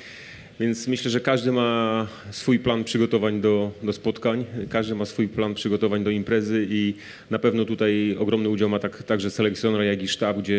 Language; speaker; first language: Polish; native; Polish